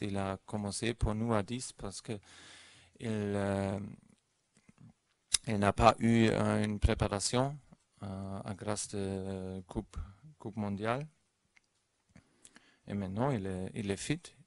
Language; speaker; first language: French; non-native, learner; German